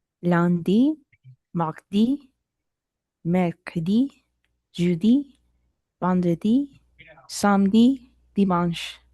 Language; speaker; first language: French; non-native, learner; Spanish